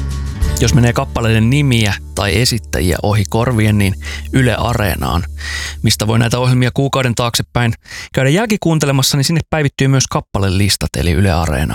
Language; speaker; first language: Finnish; native; Finnish